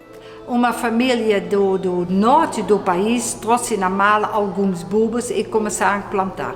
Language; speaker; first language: Portuguese; non-native, fluent; Dutch